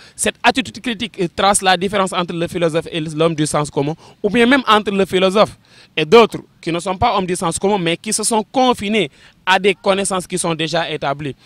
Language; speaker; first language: French; non-native, local second language; Wolof